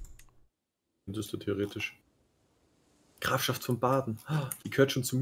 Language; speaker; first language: German; native; German